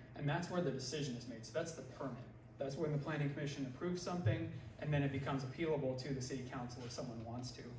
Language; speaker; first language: English; native; English